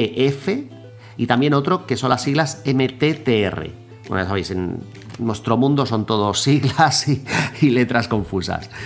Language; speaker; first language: Spanish; native; Spanish